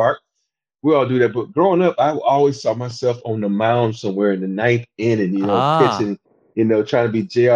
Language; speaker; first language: English; native; English